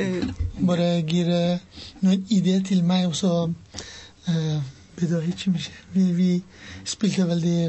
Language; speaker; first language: Norwegian; non-native, learner; Persian